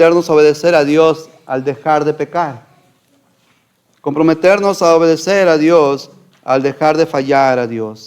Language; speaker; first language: Spanish; native; Spanish